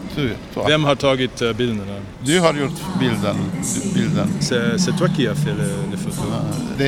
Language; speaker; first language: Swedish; non-native, learner; French